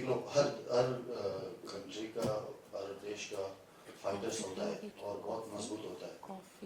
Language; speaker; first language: Hindi; non-native, fluent; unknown